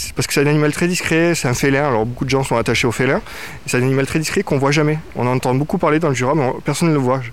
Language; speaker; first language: French; native; French